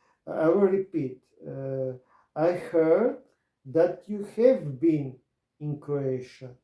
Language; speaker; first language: English; non-native, learner; Croatian